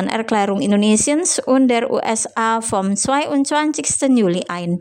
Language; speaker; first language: German; non-native, fluent; Indonesian